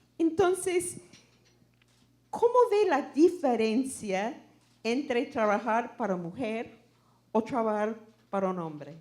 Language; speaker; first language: Spanish; non-native, fluent; English